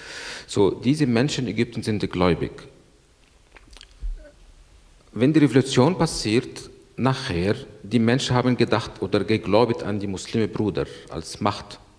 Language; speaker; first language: German; non-native, learner; Arabic